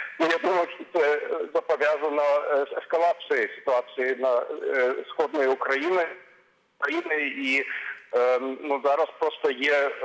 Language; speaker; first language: Ukrainian; non-native, fluent; German